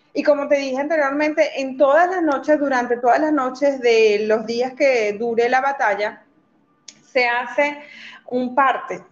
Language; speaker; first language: Spanish; native; Spanish